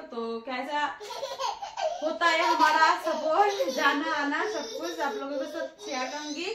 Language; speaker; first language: Hindi; non-native, local second language; Bangla